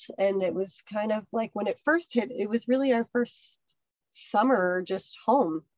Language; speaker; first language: English; native; English